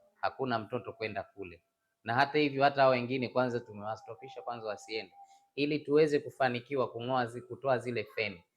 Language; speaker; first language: Swahili; non-native, local second language; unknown